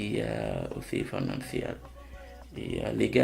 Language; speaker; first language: French; non-native, fluent; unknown